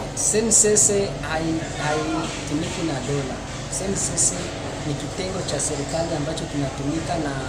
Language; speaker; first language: Swahili; native; Swahili